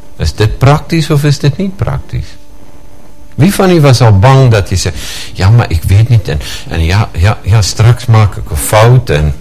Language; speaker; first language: Dutch; non-native, fluent; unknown